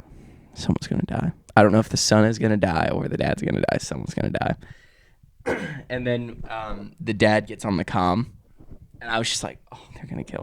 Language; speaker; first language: English; native; English